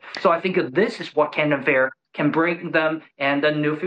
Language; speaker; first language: English; non-native, fluent; Chinese